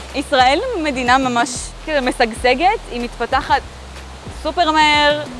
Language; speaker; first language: Hebrew; early bilingual, other home language; Armenian